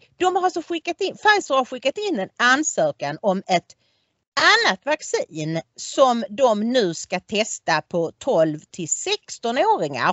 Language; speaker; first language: Swedish; native; Swedish